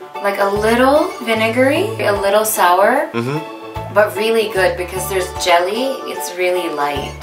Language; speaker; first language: English; early bilingual, other home language; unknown